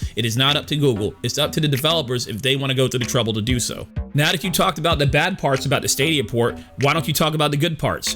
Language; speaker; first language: English; native; English